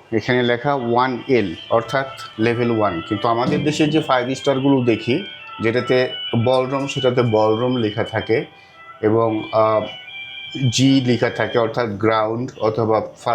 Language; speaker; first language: Bangla; native; Bangla